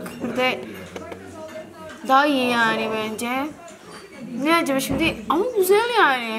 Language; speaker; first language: Turkish; non-native, learner; Indonesian